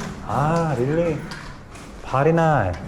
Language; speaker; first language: English; non-native, learner; Korean